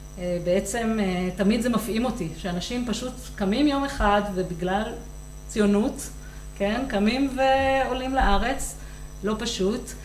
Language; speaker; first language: Hebrew; native; Hebrew